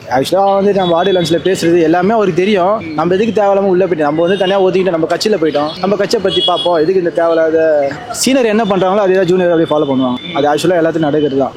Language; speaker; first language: Tamil; native; Tamil